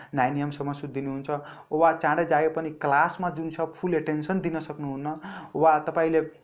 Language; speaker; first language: Nepali; non-native, local second language; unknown